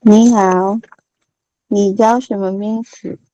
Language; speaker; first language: Chinese; non-native, learner; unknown